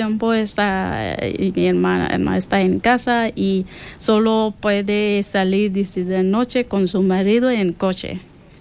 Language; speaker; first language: Spanish; non-native, learner; Persian